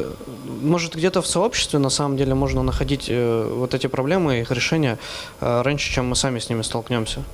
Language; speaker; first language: Russian; native; Russian